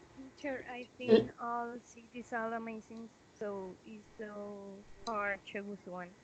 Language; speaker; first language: English; non-native, learner; Spanish